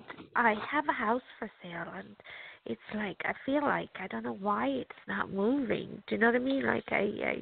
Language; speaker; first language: English; native; English